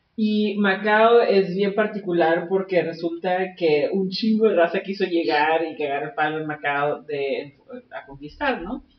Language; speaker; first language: Spanish; native; Spanish